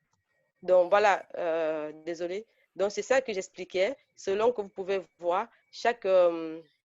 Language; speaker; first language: French; native; French